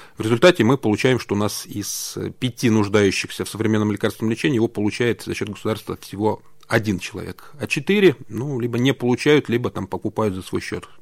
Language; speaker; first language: Russian; native; Russian